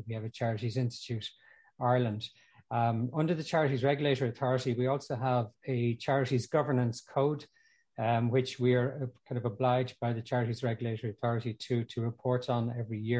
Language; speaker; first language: English; native; English